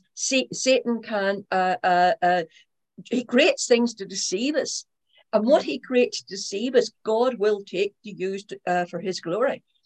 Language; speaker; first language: English; native; English